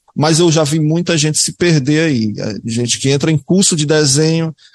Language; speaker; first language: Portuguese; native; Portuguese